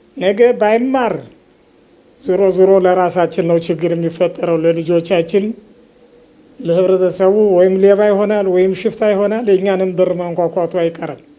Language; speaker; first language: Amharic; native; Amharic